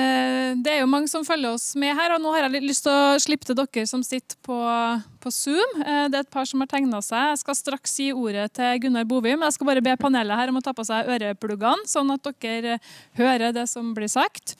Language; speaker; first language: Norwegian; native; Norwegian